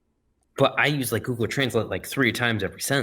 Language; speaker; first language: English; native; English